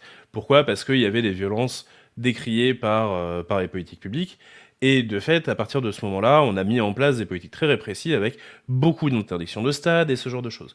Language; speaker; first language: French; native; French